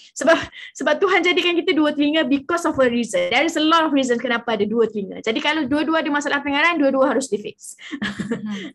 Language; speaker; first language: Malay; native; Malay